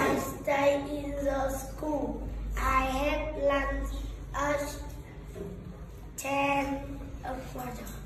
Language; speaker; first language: English; non-native, learner; Vietnamese